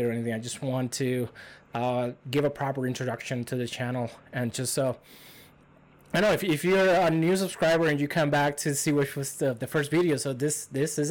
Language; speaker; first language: English; non-native, fluent; Spanish